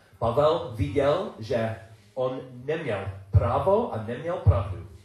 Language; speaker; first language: Czech; non-native, learner; English